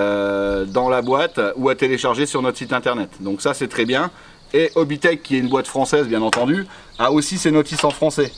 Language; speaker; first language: French; native; French